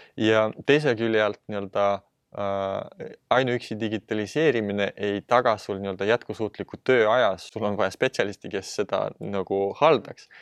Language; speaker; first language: Estonian; non-native, local second language; Russian